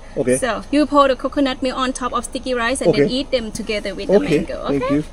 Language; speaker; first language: English; non-native, learner; Thai